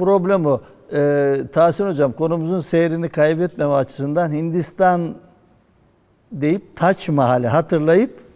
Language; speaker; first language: Turkish; native; Turkish